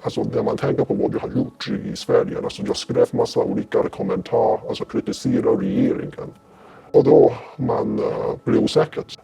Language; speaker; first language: Swedish; non-native, fluent; Cantonese